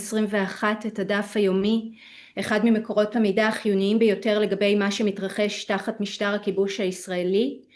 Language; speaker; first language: Hebrew; native; Hebrew